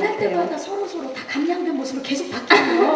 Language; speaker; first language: Korean; native; Korean